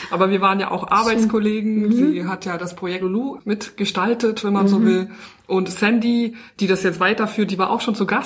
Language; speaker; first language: German; native; German